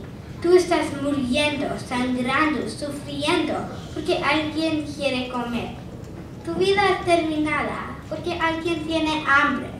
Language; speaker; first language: Spanish; non-native, learner; English